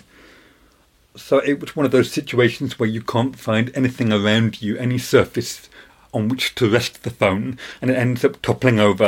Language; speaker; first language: English; native; English